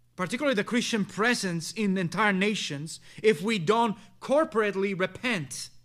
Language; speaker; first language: English; non-native, fluent; Italian